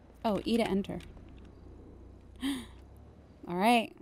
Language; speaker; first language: English; native; English